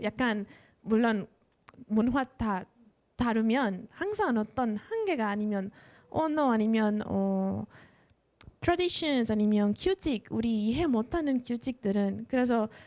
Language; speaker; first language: Korean; non-native, fluent; Spanish